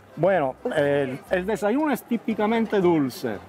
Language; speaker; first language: Spanish; early bilingual, heritage; Italian